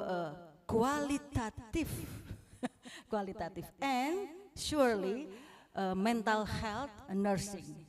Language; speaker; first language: English; non-native, fluent; Indonesian